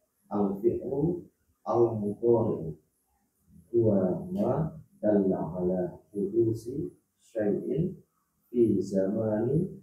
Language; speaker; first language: Arabic; non-native, learner; Indonesian